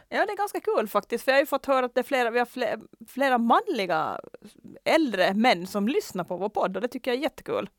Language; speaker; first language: Swedish; native; Swedish